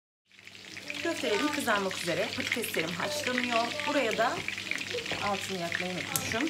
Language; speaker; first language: Turkish; native; Turkish